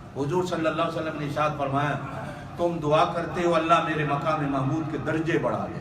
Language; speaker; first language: Urdu; non-native, local second language; Pashto